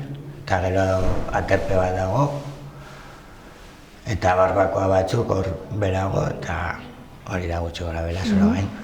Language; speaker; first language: Basque; non-native, local second language; Spanish